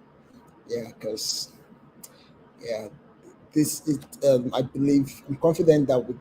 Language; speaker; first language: English; non-native, local second language; Yoruba